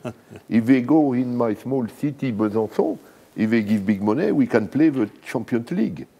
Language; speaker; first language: English; non-native, learner; French